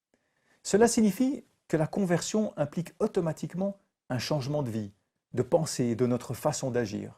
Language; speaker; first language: French; native; French